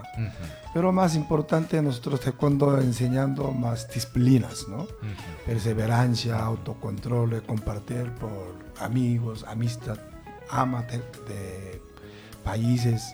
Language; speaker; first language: Spanish; non-native, learner; Korean